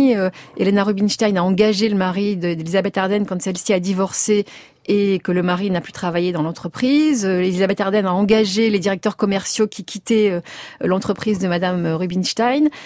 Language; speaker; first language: French; native; French